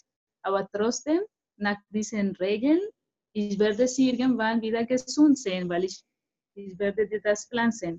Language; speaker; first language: German; non-native, fluent; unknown